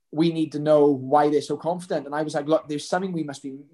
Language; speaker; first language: English; native; English